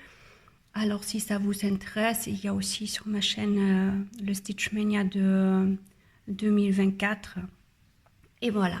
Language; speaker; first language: French; non-native, learner; German